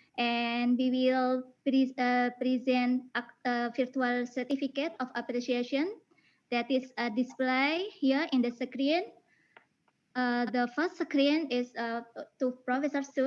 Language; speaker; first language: English; non-native, fluent; Indonesian